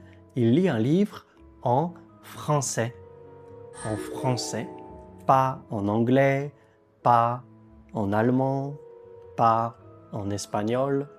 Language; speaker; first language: French; native; French